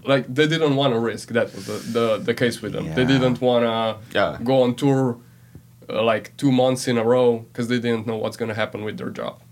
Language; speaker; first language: English; non-native, fluent; Slovenian